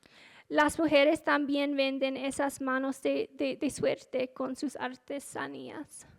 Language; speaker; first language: Spanish; non-native, fluent; English